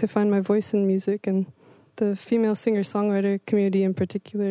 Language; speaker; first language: English; native; English